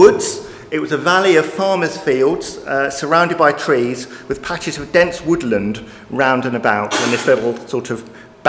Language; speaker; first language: English; native; English